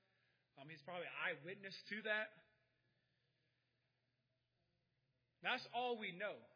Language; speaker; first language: English; native; English